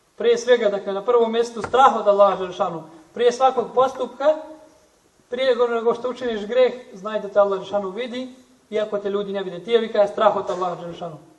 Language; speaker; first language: Bosnian; native; Bosnian